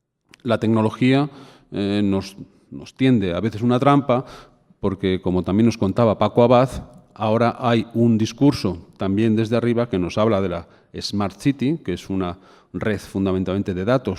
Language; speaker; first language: Spanish; native; Spanish